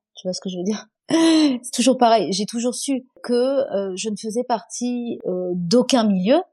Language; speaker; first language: French; non-native, local second language; Arabic